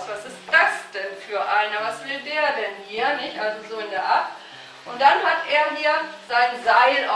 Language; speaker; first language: German; native; German